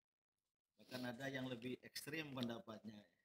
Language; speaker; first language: Indonesian; native; Indonesian